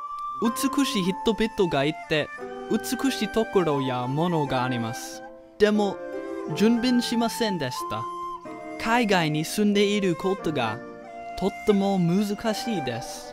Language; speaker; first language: Japanese; non-native, learner; English